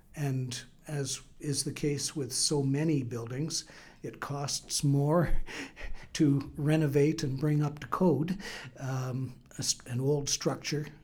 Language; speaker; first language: English; native; English